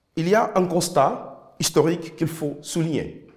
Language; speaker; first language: French; non-native, fluent; Kabuverdianu